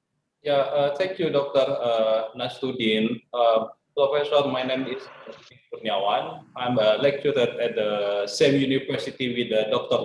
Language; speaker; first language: English; non-native, fluent; Indonesian